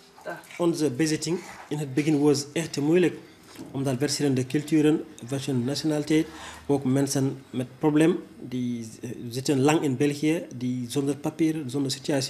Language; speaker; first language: Dutch; non-native, fluent; French